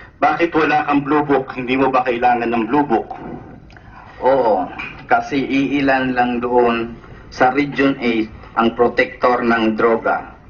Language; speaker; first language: Filipino; non-native, local second language; Cebuano